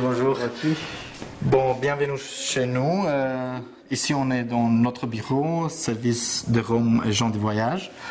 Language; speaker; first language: French; early bilingual, other home language; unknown